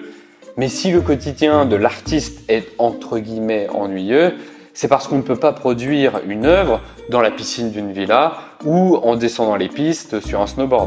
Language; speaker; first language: French; native; French